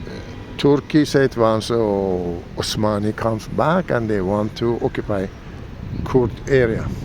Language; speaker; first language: English; non-native, learner; Persian